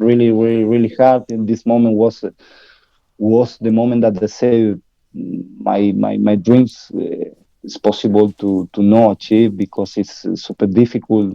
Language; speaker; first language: English; non-native, learner; Spanish